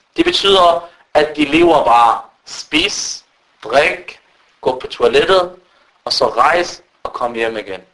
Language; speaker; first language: Danish; early bilingual, other home language; Arabic